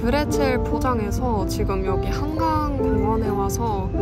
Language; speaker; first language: Korean; non-native, fluent; German